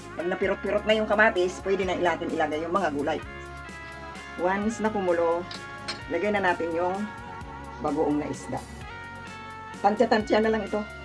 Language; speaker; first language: Filipino; non-native, local second language; Iloko